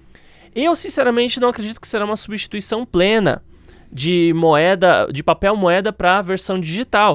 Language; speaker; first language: Portuguese; native; Portuguese